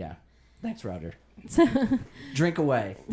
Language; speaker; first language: English; native; English